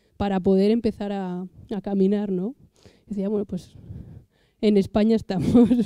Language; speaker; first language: Spanish; native; Spanish